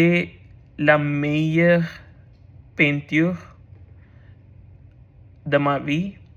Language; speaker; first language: French; non-native, learner; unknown